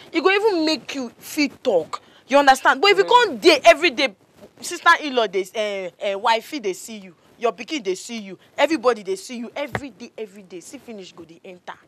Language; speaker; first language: Nigerian Pidgin; native; Nigerian Pidgin